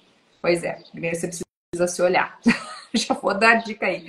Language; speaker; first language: Portuguese; native; Portuguese